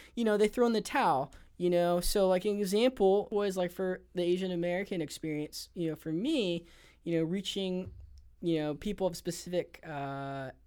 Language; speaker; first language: English; native; English